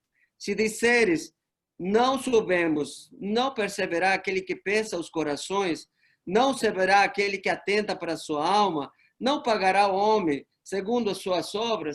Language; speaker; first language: Portuguese; non-native, fluent; Spanish